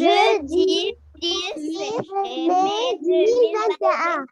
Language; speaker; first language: French; non-native, learner; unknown